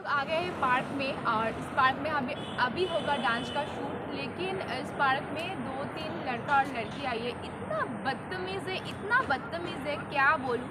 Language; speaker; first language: Hindi; non-native, local second language; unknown